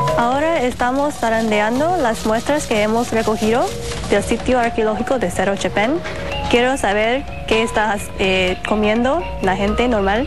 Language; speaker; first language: Spanish; non-native, fluent; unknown